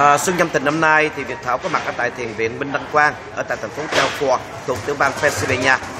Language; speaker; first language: Vietnamese; native; Vietnamese